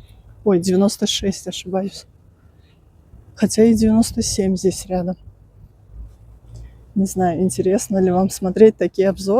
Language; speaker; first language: Russian; native; Russian